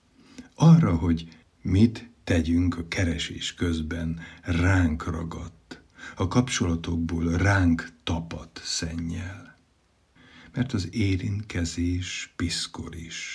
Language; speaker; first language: Hungarian; native; Hungarian